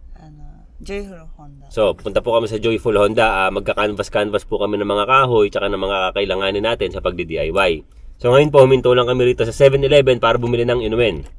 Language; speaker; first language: Filipino; native; Filipino